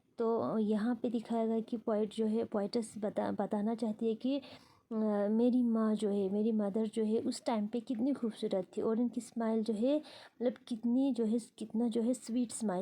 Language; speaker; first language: Hindi; non-native, local second language; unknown